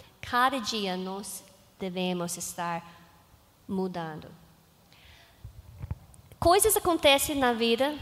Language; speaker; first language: Portuguese; non-native, learner; English